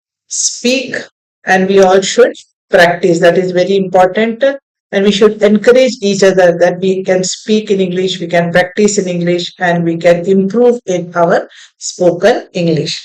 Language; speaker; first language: English; non-native, local second language; Hindi